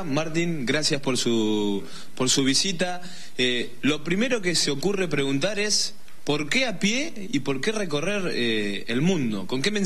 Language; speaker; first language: Spanish; native; Spanish